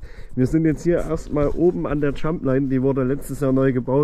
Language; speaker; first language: German; native; German